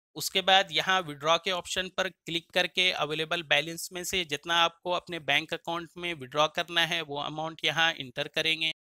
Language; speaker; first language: Hindi; native; Hindi